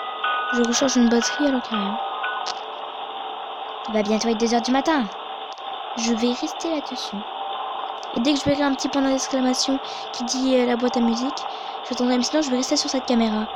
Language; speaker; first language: French; native; French